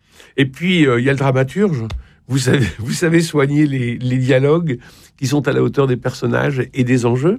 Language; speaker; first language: French; native; French